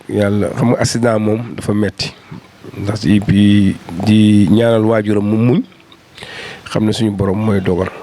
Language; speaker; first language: Wolof; native; Wolof